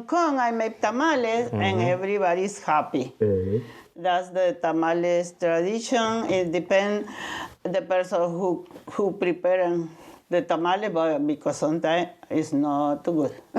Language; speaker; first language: English; non-native, learner; Spanish